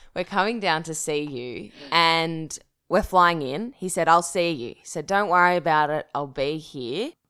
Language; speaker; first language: English; native; English